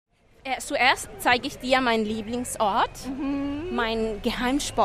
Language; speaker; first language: German; non-native, fluent; Spanish